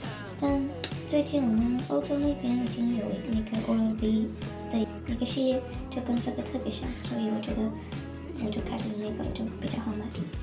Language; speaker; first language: Chinese; early bilingual, heritage; Chinese